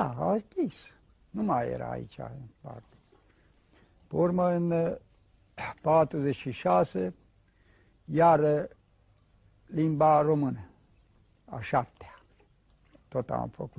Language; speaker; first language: Romanian; non-native, local second language; Hungarian